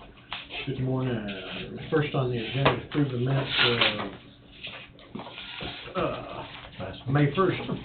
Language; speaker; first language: English; native; English